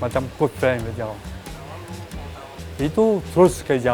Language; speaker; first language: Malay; non-native, local second language; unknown